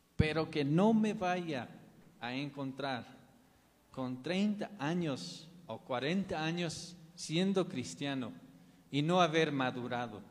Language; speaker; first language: Spanish; non-native, fluent; English